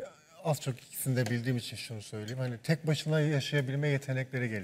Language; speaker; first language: Turkish; native; Turkish